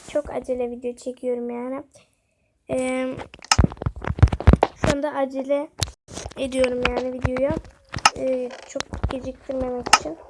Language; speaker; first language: Turkish; native; Turkish